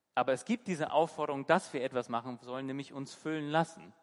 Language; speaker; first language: German; native; German